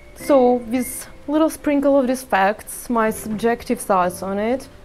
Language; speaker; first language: English; non-native, fluent; Ukrainian